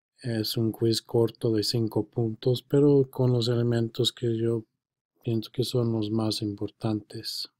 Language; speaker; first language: Spanish; non-native, fluent; English